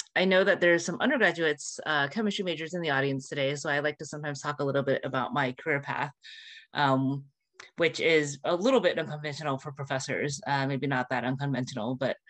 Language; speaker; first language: English; native; English